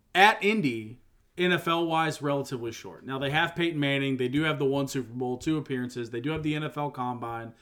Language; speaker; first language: English; native; English